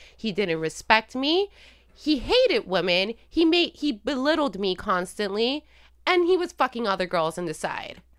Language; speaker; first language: English; non-native, fluent; Spanish